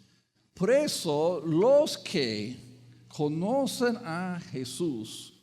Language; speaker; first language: Spanish; non-native, fluent; English